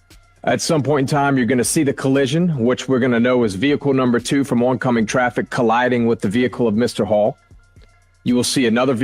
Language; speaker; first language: English; native; English